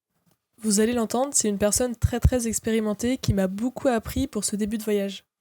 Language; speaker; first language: French; native; French